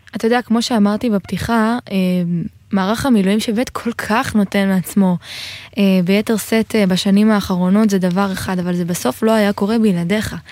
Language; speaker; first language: Hebrew; native; Hebrew